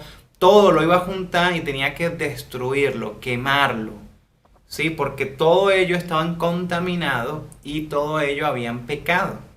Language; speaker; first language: Spanish; native; Spanish